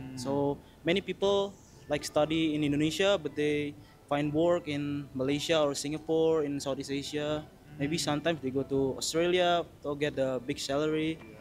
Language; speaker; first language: English; non-native, fluent; Indonesian